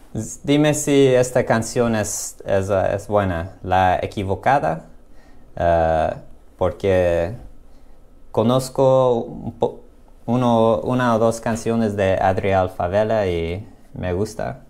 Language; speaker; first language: Spanish; non-native, learner; English